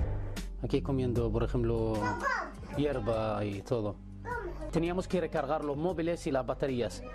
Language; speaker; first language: Spanish; non-native, fluent; Arabic